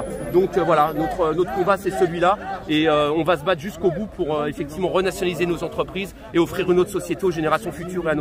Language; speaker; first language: French; native; French